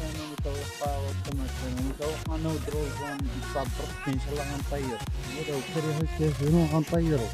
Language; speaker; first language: Arabic; native; Arabic